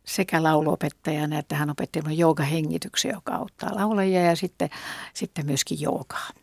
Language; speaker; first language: Finnish; native; Finnish